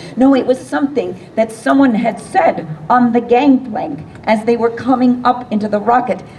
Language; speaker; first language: English; native; English